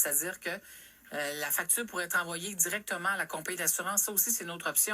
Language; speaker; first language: French; native; French